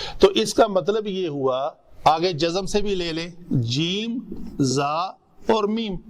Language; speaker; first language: Urdu; non-native, local second language; Punjabi